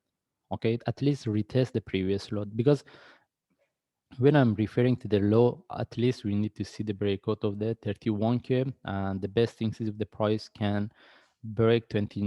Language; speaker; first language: English; non-native, fluent; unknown